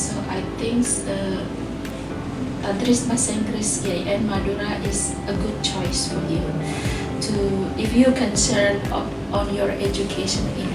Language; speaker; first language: English; non-native, fluent; Indonesian